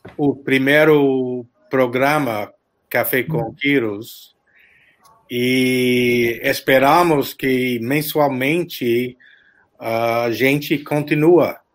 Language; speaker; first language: Portuguese; non-native, learner; English